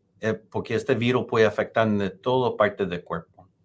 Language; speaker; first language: Spanish; non-native, fluent; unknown